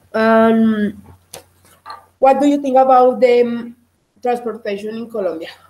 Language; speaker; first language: English; non-native, learner; Spanish